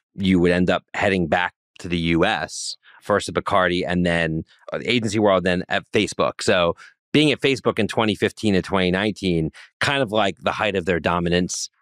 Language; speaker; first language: English; native; English